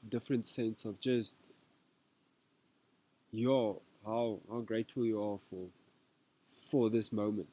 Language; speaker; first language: English; non-native, local second language; Afrikaans